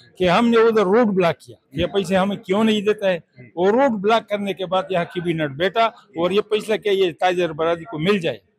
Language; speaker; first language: Urdu; non-native, local second language; Pashto